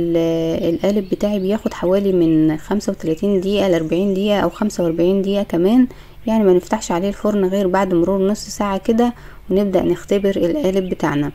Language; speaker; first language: Arabic; native; Arabic